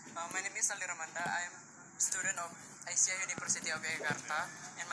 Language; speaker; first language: English; non-native, learner; Indonesian